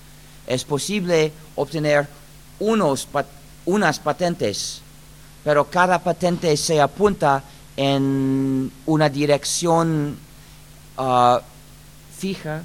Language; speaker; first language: Spanish; non-native, fluent; English